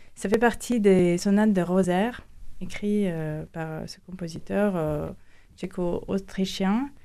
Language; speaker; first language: French; non-native, fluent; Latvian